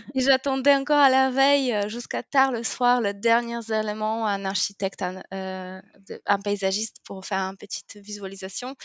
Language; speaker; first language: French; non-native, fluent; Polish